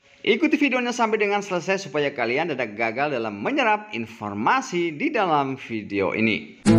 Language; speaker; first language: Indonesian; native; Indonesian